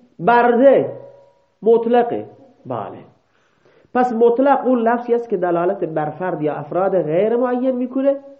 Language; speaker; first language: Persian; non-native, local second language; Baluchi